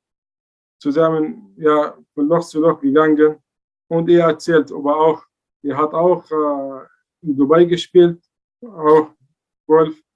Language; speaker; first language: German; non-native, learner; Arabic